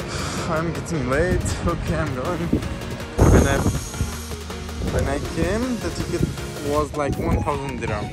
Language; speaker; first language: English; non-native, local second language; Bangla